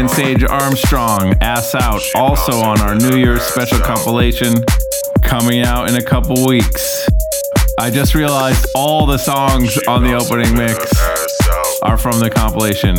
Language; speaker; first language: English; native; English